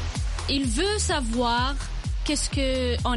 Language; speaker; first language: French; non-native, local second language; Arabic